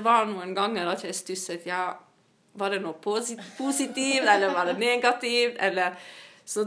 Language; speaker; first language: Norwegian; non-native, fluent; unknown